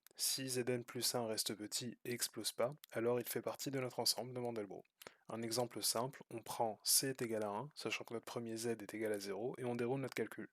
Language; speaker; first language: French; native; French